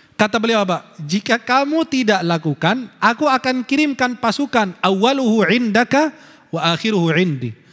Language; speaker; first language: Indonesian; non-native, fluent; Arabic